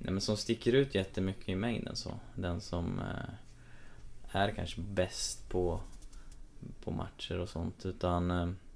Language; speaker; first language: Swedish; native; Swedish